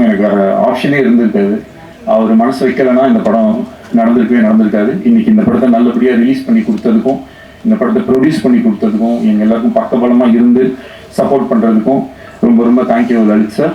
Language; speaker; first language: Tamil; native; Tamil